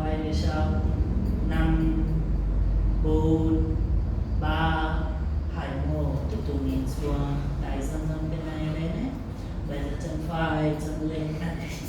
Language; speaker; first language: Vietnamese; non-native, learner; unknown